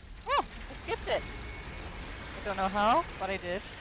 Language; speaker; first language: English; native; English